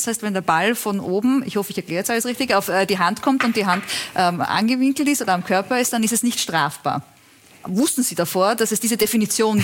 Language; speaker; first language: German; native; German